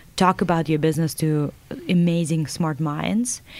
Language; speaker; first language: English; non-native, fluent; Russian